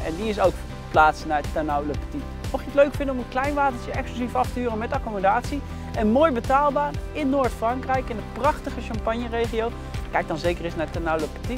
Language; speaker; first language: Dutch; native; Dutch